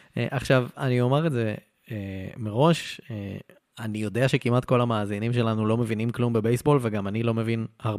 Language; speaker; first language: Hebrew; native; Hebrew